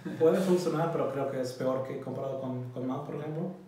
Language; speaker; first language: Spanish; non-native, learner; German